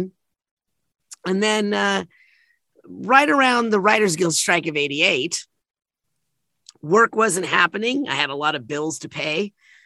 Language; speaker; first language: English; native; English